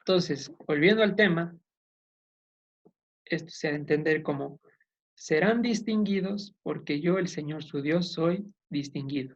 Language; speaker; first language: Spanish; native; Spanish